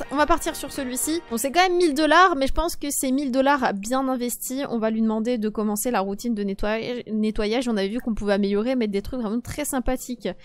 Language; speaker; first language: French; native; French